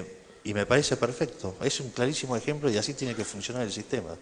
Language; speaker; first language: Spanish; native; Spanish